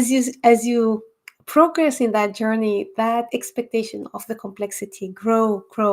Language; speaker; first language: English; non-native, fluent; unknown